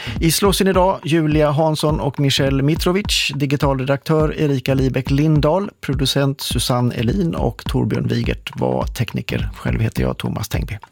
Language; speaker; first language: Swedish; native; Swedish